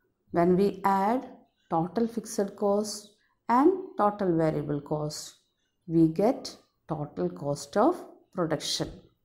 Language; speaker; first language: English; non-native, local second language; Malayalam